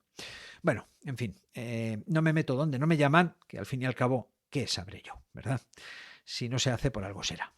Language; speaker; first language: Spanish; native; Spanish